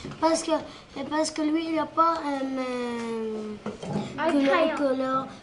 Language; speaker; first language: French; non-native, learner; Arabic